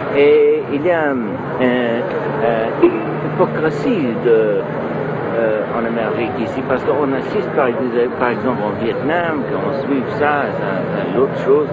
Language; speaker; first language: French; non-native, learner; English